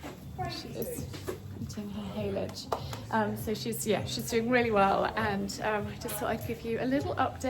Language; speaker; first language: English; native; English